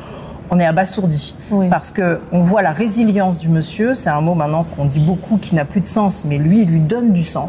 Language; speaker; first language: French; native; French